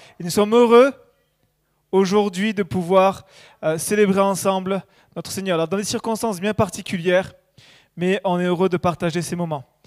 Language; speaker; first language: French; native; French